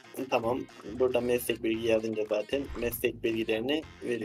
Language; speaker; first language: Turkish; native; Turkish